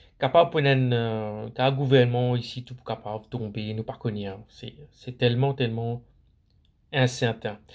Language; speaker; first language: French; non-native, local second language; Morisyen